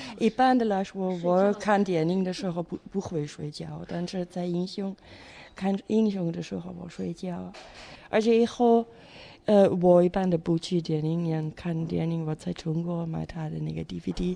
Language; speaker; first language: Chinese; non-native, fluent; German